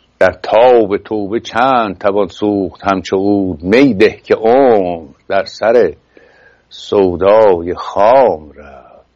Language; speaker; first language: Persian; native; Persian